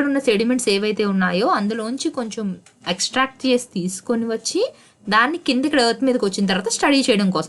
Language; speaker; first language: Telugu; native; Telugu